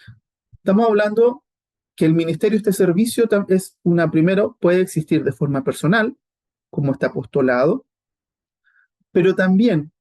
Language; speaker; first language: Spanish; native; Spanish